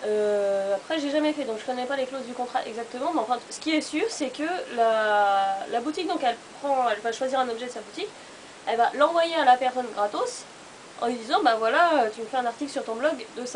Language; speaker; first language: French; native; French